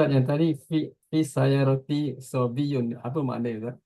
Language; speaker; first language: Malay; native; Malay